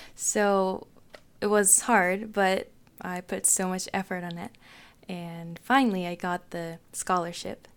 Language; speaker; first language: English; non-native, fluent; Japanese